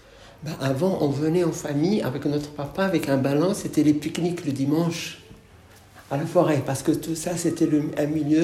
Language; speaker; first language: French; non-native, local second language; Arabic